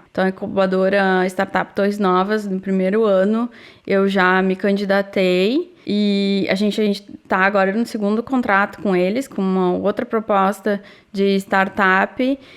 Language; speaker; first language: Portuguese; native; Portuguese